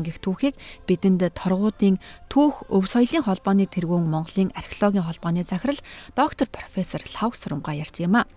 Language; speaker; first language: Mongolian; native; Mongolian